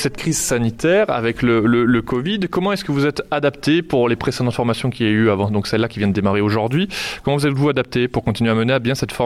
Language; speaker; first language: French; native; French